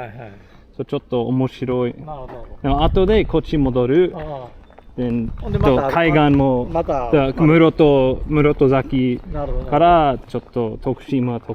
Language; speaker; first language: Japanese; non-native, learner; English